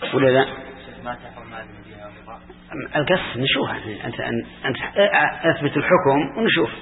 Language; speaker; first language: Arabic; native; Arabic